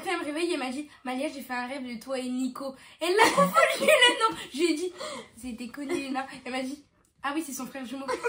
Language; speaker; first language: French; native; French